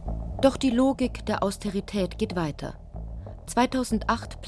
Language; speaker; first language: German; native; German